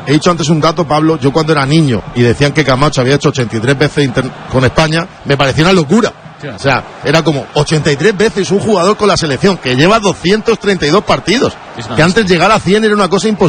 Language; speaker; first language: Spanish; native; Spanish